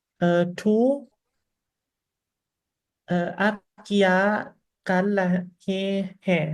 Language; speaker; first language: Hindi; non-native, learner; Thai